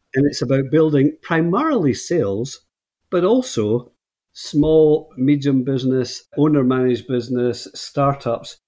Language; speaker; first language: English; native; English